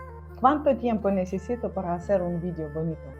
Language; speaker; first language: Spanish; non-native, learner; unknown